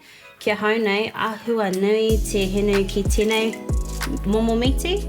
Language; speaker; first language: Māori; non-native, local second language; English